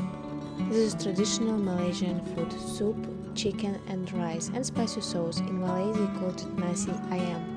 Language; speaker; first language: English; non-native, fluent; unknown